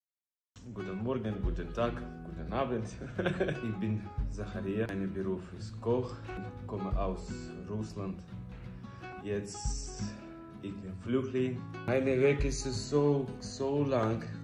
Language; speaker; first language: German; non-native, learner; Russian